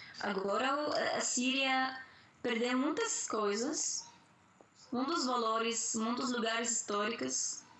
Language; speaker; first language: Portuguese; non-native, fluent; Arabic